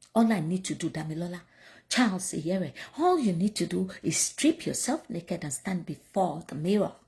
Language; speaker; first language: English; non-native, local second language; Yoruba